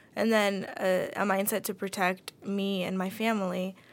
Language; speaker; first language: English; early bilingual, other home language; Spanish